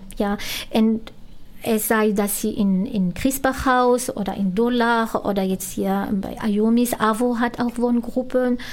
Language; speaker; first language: German; non-native, fluent; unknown